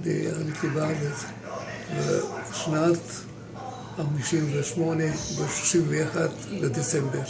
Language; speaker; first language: Hebrew; non-native, fluent; Romanian